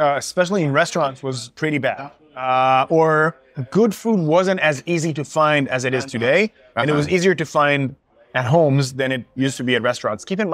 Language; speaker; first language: English; non-native, fluent; Hebrew